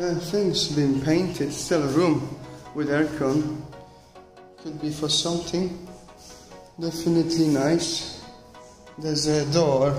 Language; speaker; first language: English; non-native, fluent; Polish